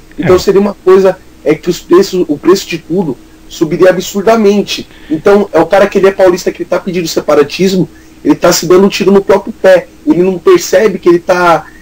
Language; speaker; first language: Portuguese; native; Portuguese